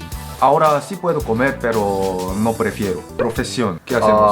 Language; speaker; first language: Spanish; non-native, fluent; Korean